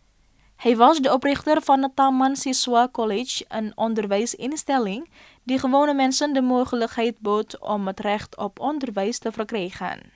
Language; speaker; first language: Dutch; non-native, fluent; Indonesian